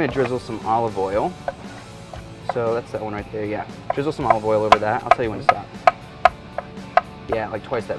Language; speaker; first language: English; native; English